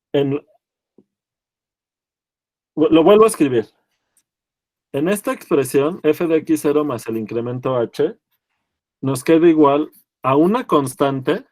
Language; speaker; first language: Spanish; native; Spanish